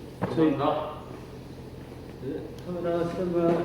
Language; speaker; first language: Korean; native; Korean